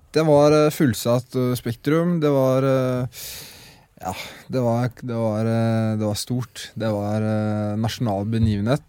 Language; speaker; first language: Norwegian; native; Norwegian